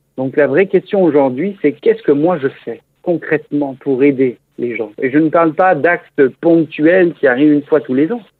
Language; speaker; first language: French; native; French